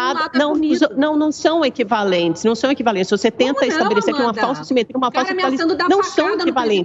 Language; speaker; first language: Portuguese; native; Portuguese